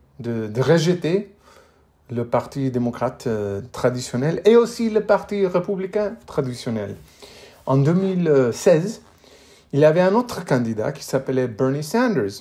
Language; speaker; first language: French; non-native, fluent; English